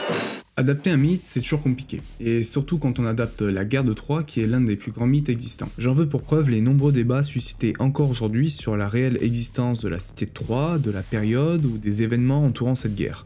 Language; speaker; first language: French; native; French